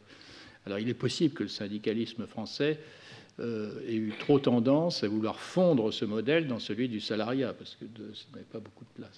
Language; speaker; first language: French; native; French